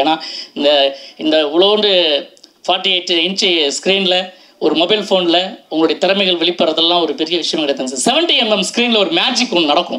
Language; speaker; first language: Tamil; native; Tamil